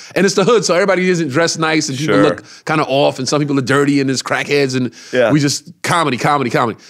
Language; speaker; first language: English; native; English